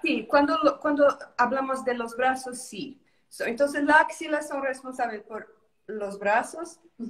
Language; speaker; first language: Spanish; non-native, learner; Portuguese